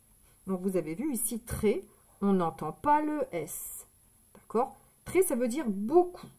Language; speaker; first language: French; native; French